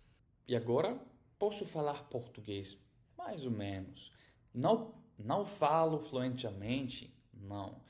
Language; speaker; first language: Portuguese; non-native, learner; German